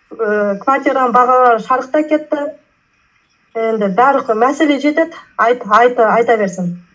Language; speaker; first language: Kazakh; native; Kazakh